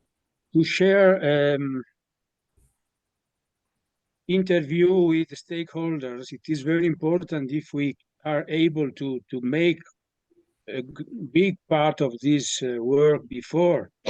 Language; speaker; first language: English; non-native, learner; Italian